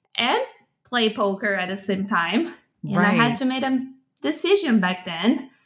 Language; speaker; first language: English; non-native, fluent; Portuguese